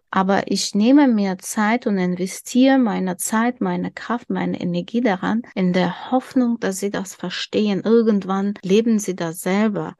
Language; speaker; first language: German; non-native, fluent; Tajik